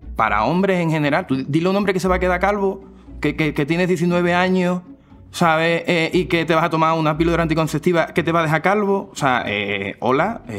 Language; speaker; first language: Spanish; native; Spanish